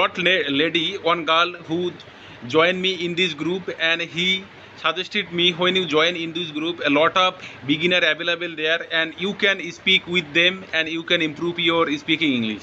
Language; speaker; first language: English; non-native, learner; Bangla